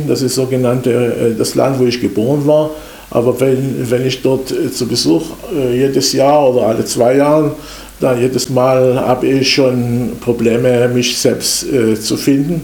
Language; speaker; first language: German; non-native, fluent; Hebrew